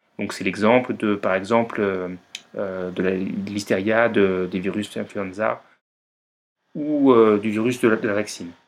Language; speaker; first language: French; native; French